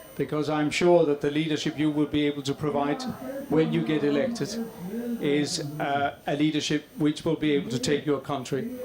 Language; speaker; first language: English; non-native, fluent; Danish